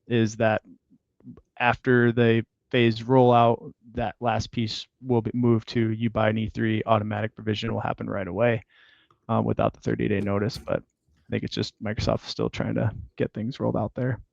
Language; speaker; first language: English; native; English